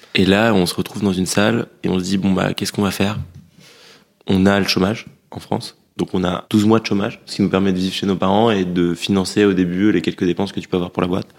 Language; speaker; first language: French; native; French